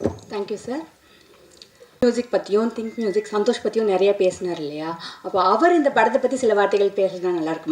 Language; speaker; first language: Tamil; native; Tamil